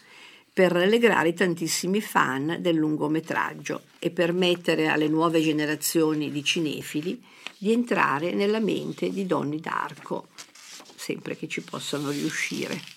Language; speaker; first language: Italian; native; Italian